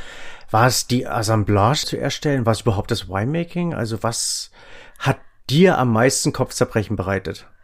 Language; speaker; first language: German; native; German